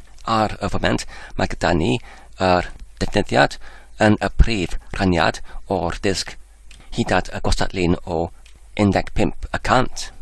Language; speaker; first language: Welsh; non-native, learner; English